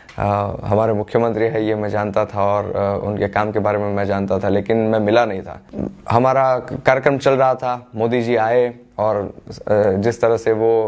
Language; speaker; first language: Hindi; non-native, local second language; Gujarati